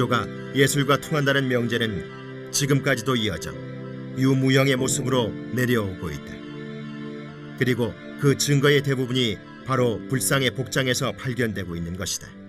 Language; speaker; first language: Korean; native; Korean